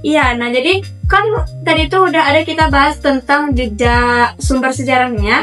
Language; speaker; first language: Indonesian; native; Indonesian